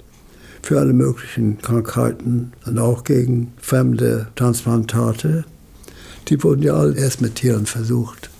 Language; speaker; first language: German; early bilingual, heritage; German